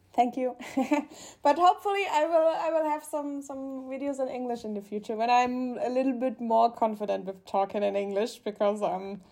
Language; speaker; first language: English; non-native, learner; German